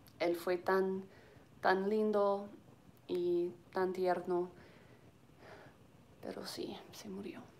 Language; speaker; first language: Spanish; non-native, learner; English